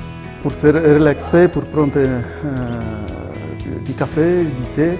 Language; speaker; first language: French; non-native, fluent; Polish